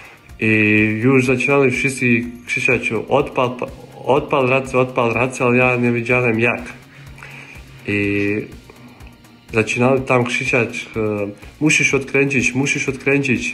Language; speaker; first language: Polish; non-native, learner; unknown